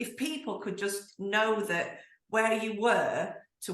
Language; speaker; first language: English; native; English